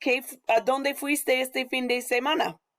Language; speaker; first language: Spanish; non-native, fluent; English